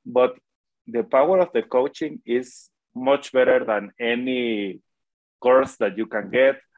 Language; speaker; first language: English; non-native, fluent; Spanish